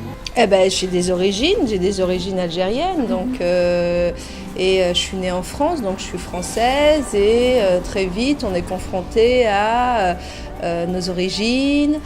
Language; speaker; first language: French; early bilingual, other home language; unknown